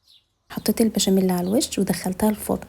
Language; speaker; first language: Arabic; native; Arabic